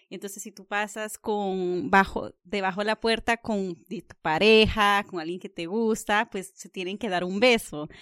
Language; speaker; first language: Spanish; early bilingual, heritage; Spanish